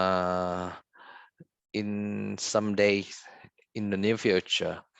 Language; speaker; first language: English; non-native, fluent; Vietnamese